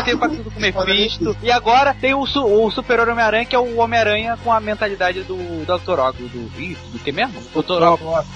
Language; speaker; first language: Portuguese; native; Portuguese